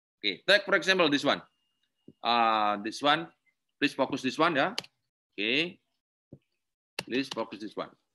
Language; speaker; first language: English; non-native, learner; Indonesian